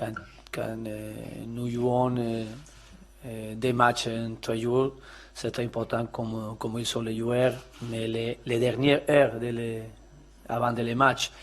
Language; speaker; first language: French; non-native, learner; Spanish